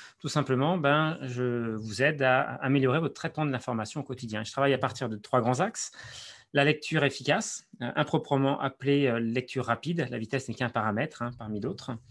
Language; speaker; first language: French; native; French